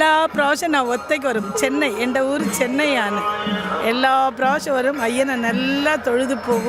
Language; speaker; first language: Malayalam; non-native, learner; Tamil